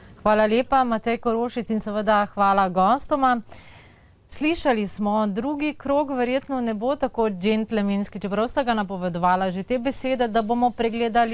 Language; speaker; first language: Slovenian; native; Slovenian